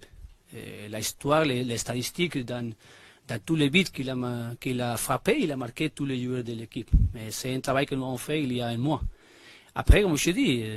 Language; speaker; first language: French; non-native, learner; Spanish